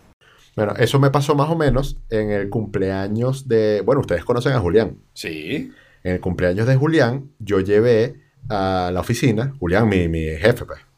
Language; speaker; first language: Spanish; native; Spanish